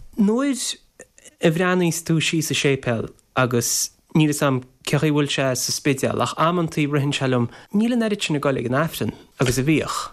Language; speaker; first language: Irish; native; Irish